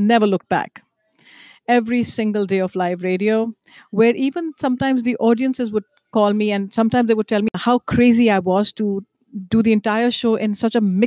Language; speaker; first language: English; non-native, local second language; Hindi